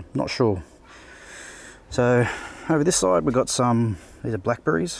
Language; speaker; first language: English; native; English